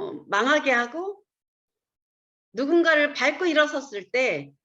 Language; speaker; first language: Korean; native; Korean